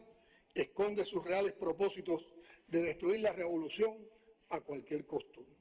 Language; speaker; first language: Spanish; native; Spanish